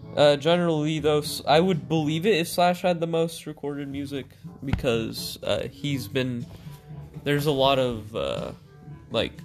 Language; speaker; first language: English; native; English